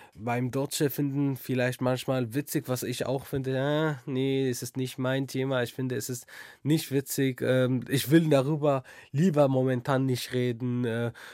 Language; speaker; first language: German; non-native, learner; Arabic